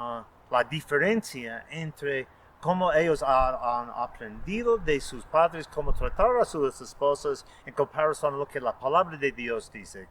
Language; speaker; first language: Spanish; non-native, fluent; English